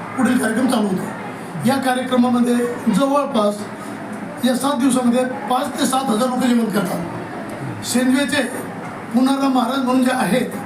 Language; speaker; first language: Marathi; non-native, local second language; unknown